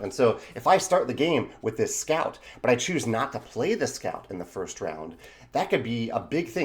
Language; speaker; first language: English; native; English